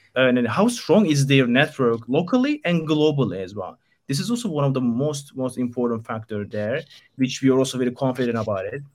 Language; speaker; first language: English; non-native, fluent; Turkish